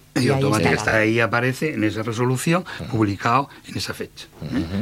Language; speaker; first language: Spanish; native; Spanish